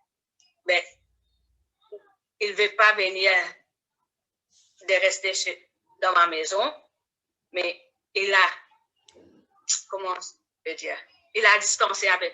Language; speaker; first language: French; non-native, learner; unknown